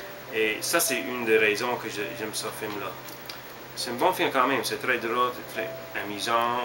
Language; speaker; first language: French; non-native, learner; English